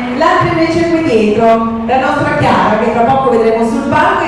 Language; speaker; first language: Italian; native; Italian